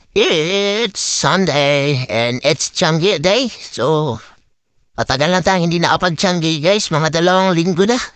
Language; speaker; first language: Filipino; non-native, local second language; Cebuano